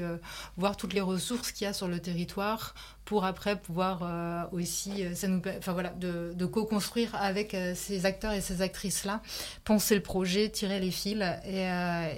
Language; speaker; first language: French; native; French